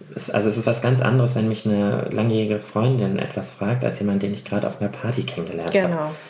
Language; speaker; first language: German; native; German